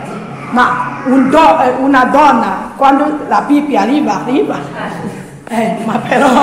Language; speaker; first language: Italian; non-native, learner; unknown